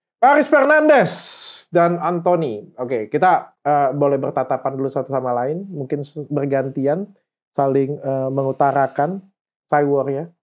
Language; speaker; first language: Indonesian; native; Indonesian